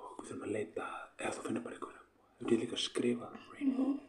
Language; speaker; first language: Icelandic; native; Icelandic